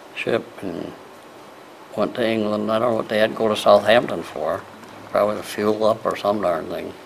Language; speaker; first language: English; native; English